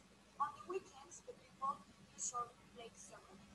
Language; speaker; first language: English; non-native, learner; Spanish